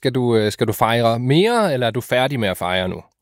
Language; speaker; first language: Danish; native; Danish